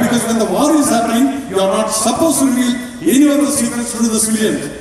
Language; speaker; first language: English; non-native, local second language; Malayalam